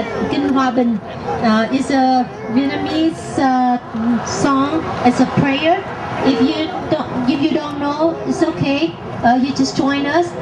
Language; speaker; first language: English; non-native, fluent; Vietnamese